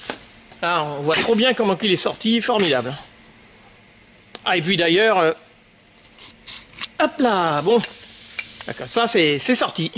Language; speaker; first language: French; native; French